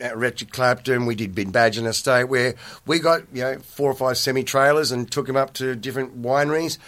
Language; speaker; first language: English; native; English